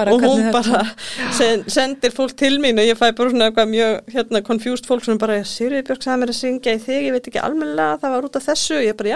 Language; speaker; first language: Icelandic; native; Icelandic